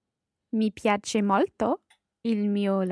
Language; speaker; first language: Italian; non-native, learner; English